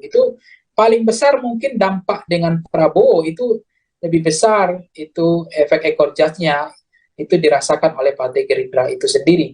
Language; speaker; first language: Indonesian; native; Indonesian